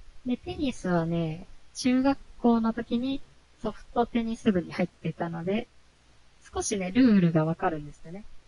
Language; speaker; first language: Japanese; native; Japanese